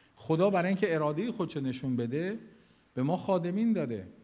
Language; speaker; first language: Persian; native; Persian